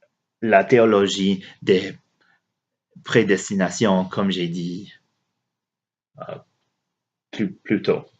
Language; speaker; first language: French; non-native, learner; English